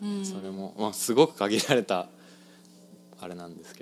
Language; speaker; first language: Japanese; native; Japanese